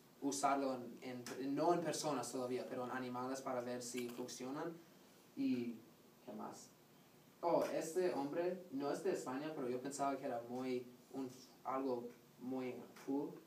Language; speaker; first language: Spanish; non-native, learner; English